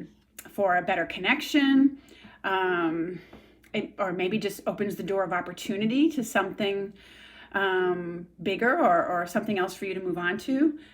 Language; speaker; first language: English; native; English